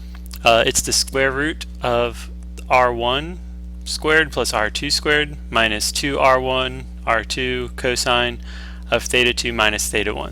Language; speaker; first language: English; native; English